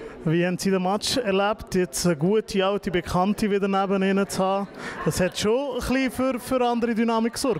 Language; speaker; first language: German; native; German